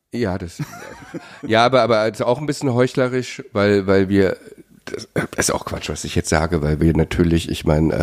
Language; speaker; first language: German; native; German